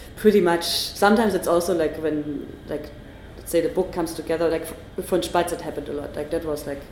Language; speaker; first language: English; non-native, fluent; German